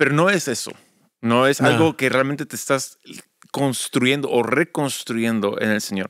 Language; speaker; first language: Spanish; early bilingual, other home language; English